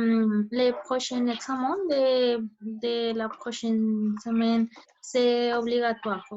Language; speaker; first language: French; non-native, learner; Spanish